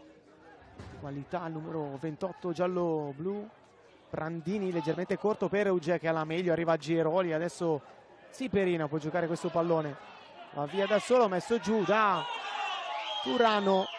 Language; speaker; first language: Italian; native; Italian